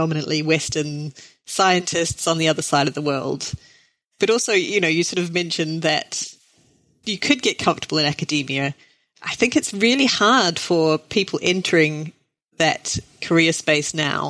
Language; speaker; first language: English; native; English